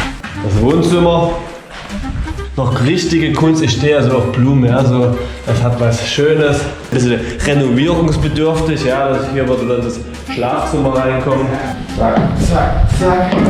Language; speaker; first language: German; native; German